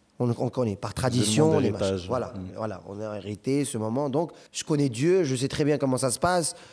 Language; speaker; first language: French; non-native, local second language; Arabic